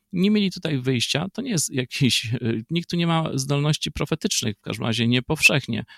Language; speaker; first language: Polish; native; Polish